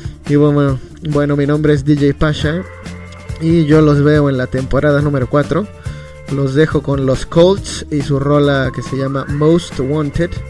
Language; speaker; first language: Spanish; native; Spanish